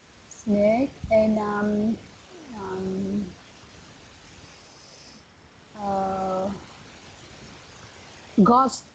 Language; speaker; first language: English; non-native, learner; Vietnamese